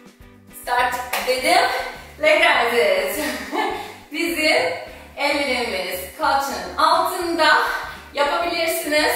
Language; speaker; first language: Turkish; non-native, fluent; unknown